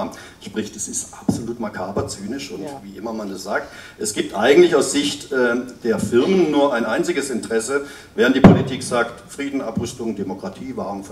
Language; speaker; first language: German; native; German